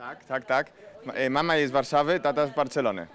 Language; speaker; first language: Polish; early bilingual, heritage; Polish